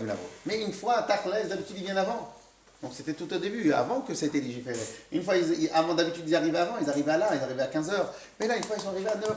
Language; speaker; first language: French; native; French